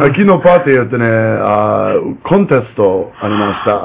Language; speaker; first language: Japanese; non-native, learner; English